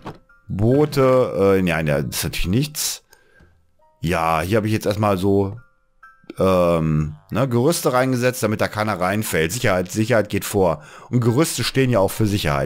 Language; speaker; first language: German; native; German